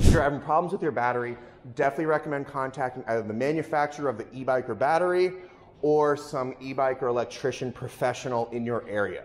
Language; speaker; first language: English; native; English